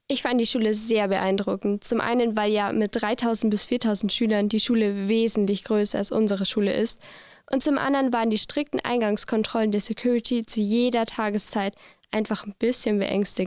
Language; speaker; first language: German; native; German